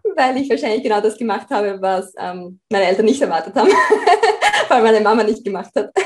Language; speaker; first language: German; native; German